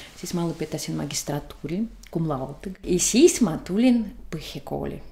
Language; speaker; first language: Estonian; non-native, learner; Russian